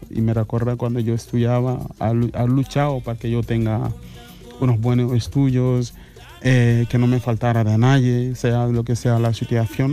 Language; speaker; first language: Spanish; non-native, fluent; Wolof